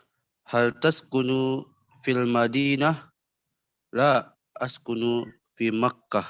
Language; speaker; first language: Arabic; non-native, learner; Indonesian